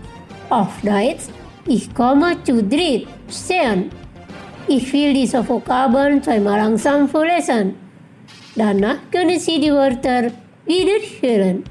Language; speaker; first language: German; non-native, fluent; Indonesian